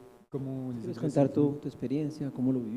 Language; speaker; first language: Spanish; native; Spanish